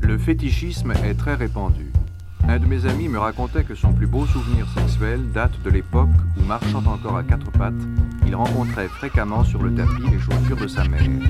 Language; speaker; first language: French; native; French